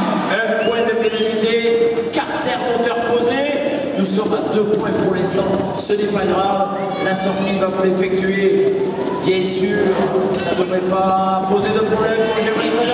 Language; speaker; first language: French; native; French